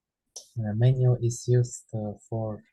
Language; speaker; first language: English; non-native, learner; Ukrainian